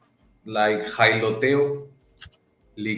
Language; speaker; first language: English; non-native, learner; Spanish